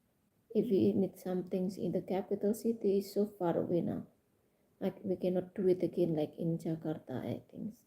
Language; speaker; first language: English; non-native, fluent; Indonesian